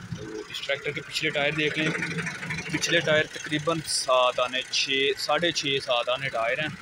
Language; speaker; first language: Urdu; non-native, local second language; Punjabi